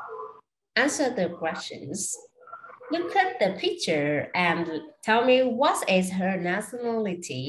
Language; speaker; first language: English; non-native, fluent; Vietnamese